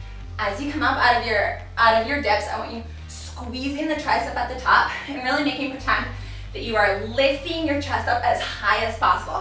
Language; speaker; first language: English; native; English